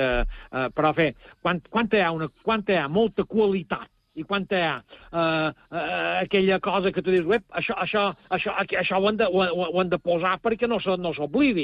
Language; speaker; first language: Catalan; native; Catalan